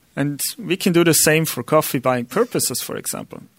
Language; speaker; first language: English; non-native, fluent; German